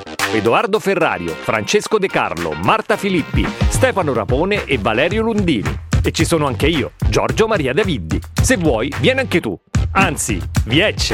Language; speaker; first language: Italian; native; Italian